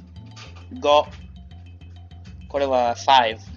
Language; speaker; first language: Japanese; non-native, learner; English